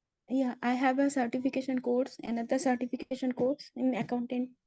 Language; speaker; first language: English; non-native, learner; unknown